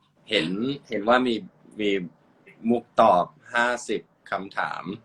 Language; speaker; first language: Thai; non-native, learner; English